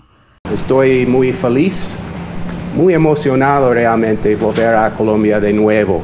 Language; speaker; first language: Spanish; non-native, fluent; English